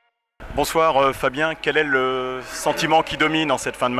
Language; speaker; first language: French; native; French